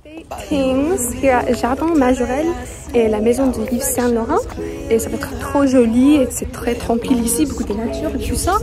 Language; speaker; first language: French; non-native, learner; English